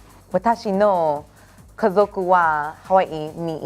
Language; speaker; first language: Japanese; non-native, learner; English